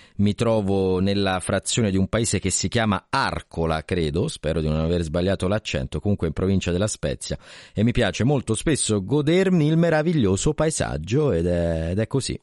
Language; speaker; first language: Italian; native; Italian